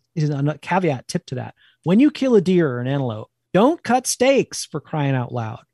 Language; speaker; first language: English; native; English